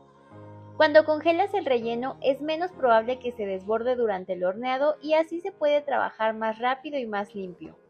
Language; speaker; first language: Spanish; native; Spanish